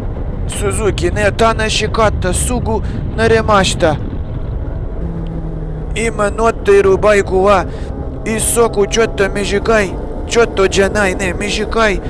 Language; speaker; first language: Japanese; non-native, learner; Russian